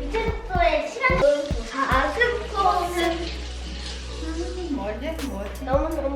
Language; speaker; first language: Korean; early bilingual, heritage; English